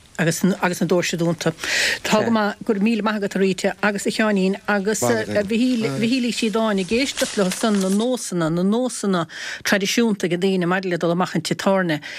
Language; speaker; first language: Irish; native; Irish